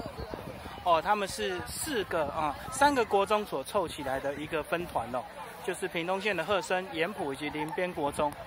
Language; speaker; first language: Chinese; native; Chinese